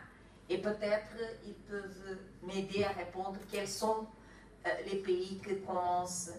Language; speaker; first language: French; non-native, fluent; Kabuverdianu